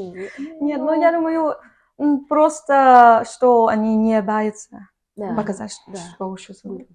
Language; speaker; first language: Russian; non-native, learner; Vietnamese